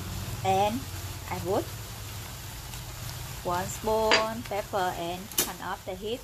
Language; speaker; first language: English; non-native, learner; Vietnamese